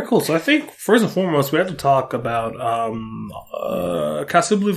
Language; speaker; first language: English; native; English